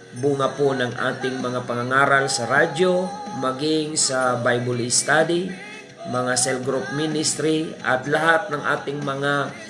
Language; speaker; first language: Filipino; non-native, local second language; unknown